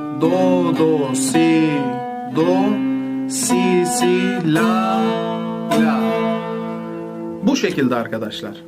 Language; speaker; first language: Turkish; native; Turkish